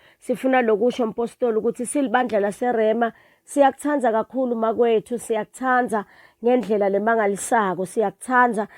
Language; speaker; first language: Zulu; non-native, local second language; Swati